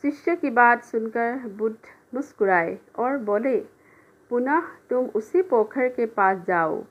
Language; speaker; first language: Hindi; non-native, local second language; Assamese